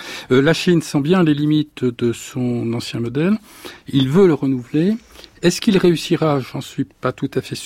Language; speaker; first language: French; native; French